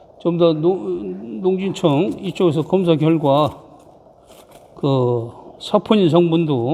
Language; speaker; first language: Korean; native; Korean